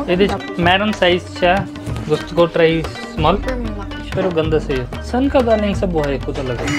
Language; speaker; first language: Filipino; non-native, learner; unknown